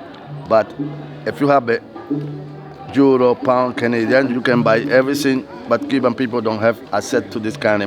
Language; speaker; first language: English; non-native, learner; Spanish